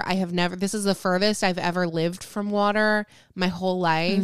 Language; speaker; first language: English; native; English